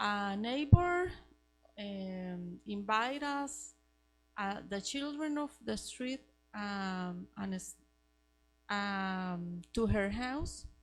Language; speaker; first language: English; non-native, learner; Spanish